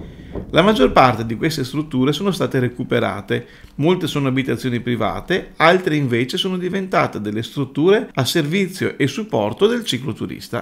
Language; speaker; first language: Italian; native; Italian